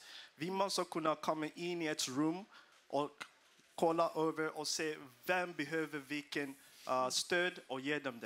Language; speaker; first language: Swedish; non-native, fluent; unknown